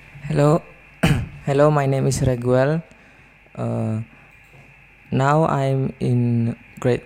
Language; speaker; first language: English; non-native, learner; Indonesian